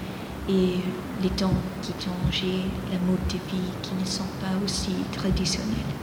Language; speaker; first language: French; non-native, fluent; Greek